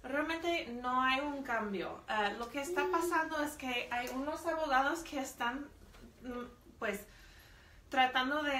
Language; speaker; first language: Spanish; non-native, fluent; English